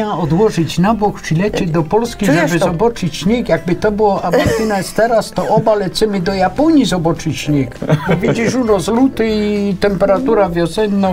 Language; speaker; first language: Polish; native; Polish